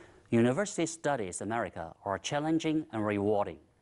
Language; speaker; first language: English; non-native, fluent; Chinese